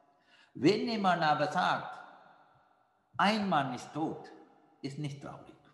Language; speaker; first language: German; non-native, fluent; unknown